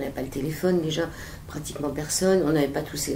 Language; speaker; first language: French; native; French